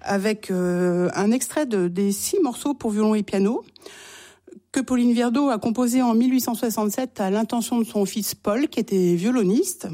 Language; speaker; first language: French; native; French